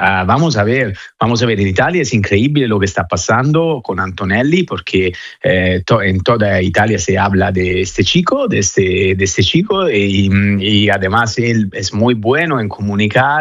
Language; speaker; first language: Spanish; non-native, fluent; Italian